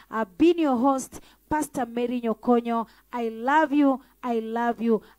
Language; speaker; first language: English; non-native, local second language; Swahili